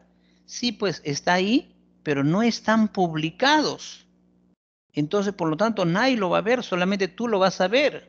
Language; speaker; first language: Spanish; native; Spanish